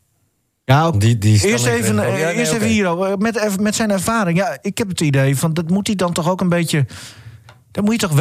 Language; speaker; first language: Dutch; native; Dutch